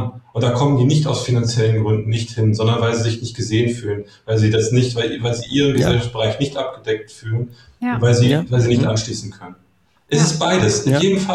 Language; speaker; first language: German; native; German